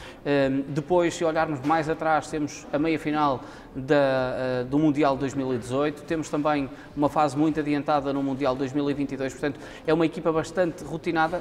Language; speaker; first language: Portuguese; native; Portuguese